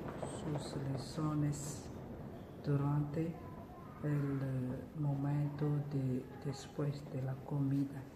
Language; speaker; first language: Spanish; non-native, learner; Malagasy